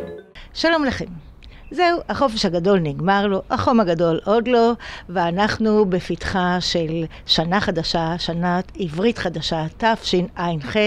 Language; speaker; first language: Hebrew; native; Hebrew